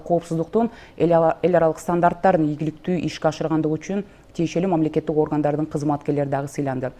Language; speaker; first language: Kyrgyz; native; Kyrgyz